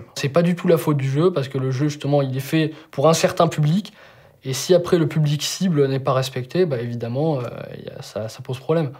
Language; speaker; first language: French; native; French